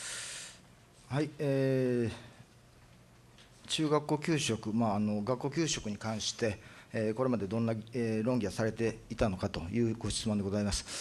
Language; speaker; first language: Japanese; native; Japanese